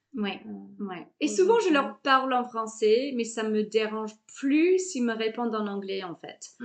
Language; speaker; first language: French; non-native, fluent; English